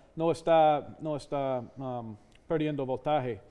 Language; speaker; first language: Spanish; non-native, fluent; English